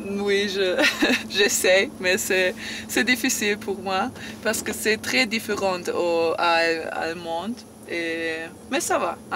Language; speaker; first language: French; non-native, learner; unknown